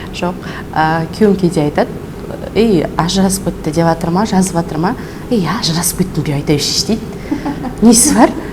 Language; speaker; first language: Kazakh; non-native, local second language; Russian